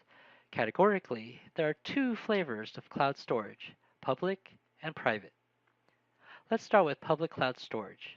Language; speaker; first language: English; native; English